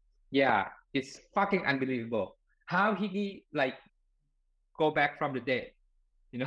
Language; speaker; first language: English; non-native, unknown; Thai